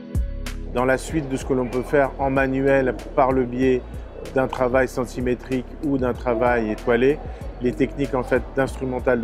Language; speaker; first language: French; native; French